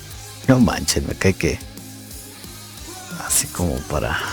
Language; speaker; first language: Spanish; native; Spanish